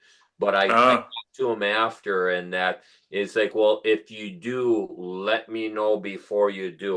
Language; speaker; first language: English; native; English